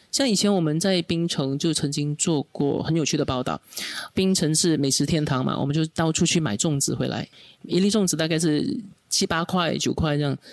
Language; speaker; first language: Chinese; native; Chinese